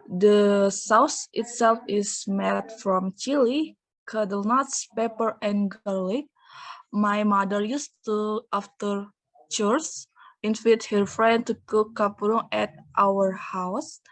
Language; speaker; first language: English; non-native, learner; Indonesian